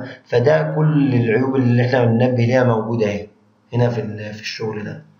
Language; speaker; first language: Arabic; native; Arabic